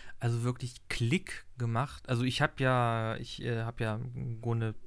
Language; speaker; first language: German; native; German